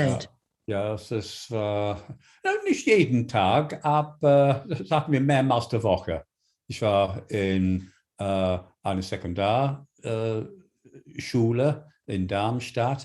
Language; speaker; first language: German; non-native, fluent; English